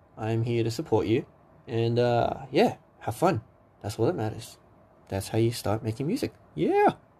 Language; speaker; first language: English; native; English